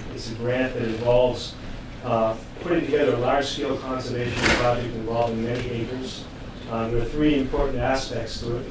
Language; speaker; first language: English; native; English